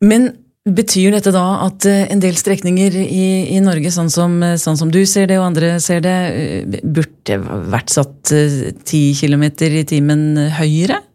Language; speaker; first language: Norwegian; native; Norwegian